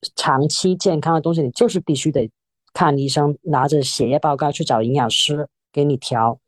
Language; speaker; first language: Chinese; non-native, local second language; Cantonese